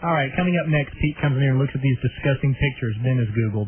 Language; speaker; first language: English; native; English